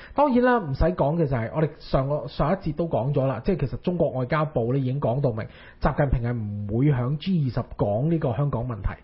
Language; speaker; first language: Cantonese; native; Cantonese